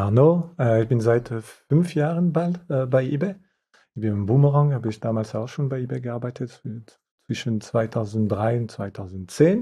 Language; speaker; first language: German; non-native, fluent; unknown